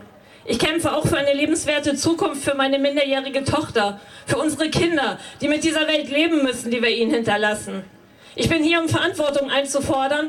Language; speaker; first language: German; native; German